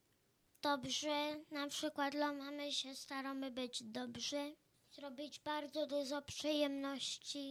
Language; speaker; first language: Polish; early bilingual, heritage; Polish